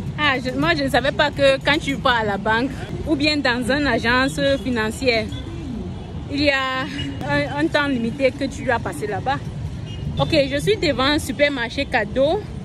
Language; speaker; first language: French; non-native, local second language; English